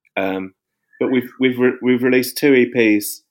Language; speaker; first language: English; native; English